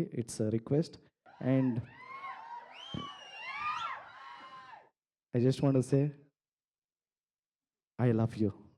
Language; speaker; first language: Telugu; non-native, learner; Kannada